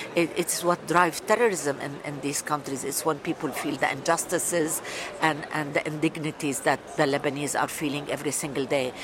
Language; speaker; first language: English; non-native, fluent; Arabic